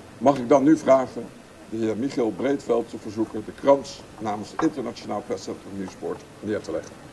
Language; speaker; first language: Dutch; native; Dutch